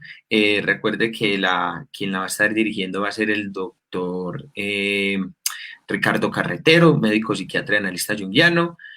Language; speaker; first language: Spanish; native; Spanish